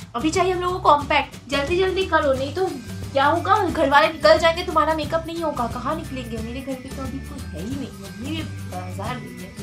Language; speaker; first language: Hindi; non-native, local second language; Bangla